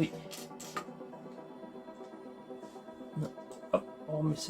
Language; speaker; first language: French; native; French